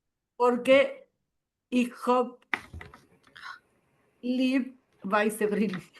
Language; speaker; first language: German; non-native, learner; Spanish